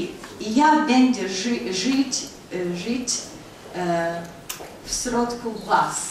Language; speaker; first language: Polish; non-native, fluent; Russian